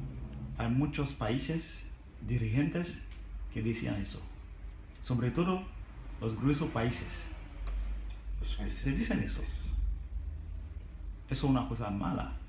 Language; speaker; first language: Spanish; non-native, learner; Haitian Creole